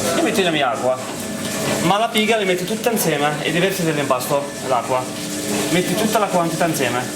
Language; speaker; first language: Italian; non-native, fluent; Arabic